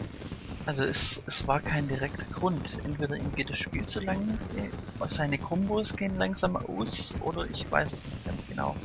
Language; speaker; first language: German; native; German